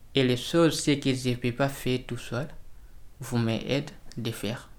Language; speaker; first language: French; non-native, learner; Fula